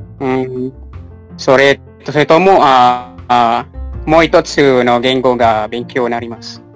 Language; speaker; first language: Japanese; non-native, learner; Malay